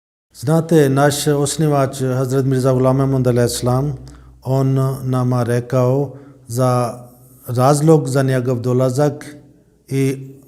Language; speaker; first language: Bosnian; non-native, learner; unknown